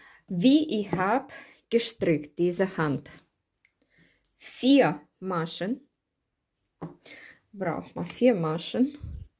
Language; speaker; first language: German; non-native, learner; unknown